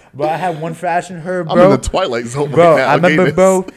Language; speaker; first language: English; native; English